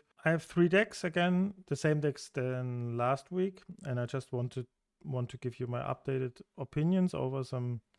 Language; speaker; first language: English; non-native, fluent; German